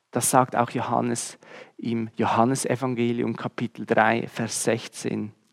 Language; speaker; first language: German; native; German